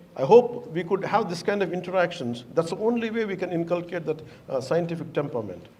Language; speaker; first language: English; non-native, local second language; Telugu